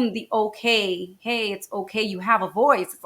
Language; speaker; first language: English; native; English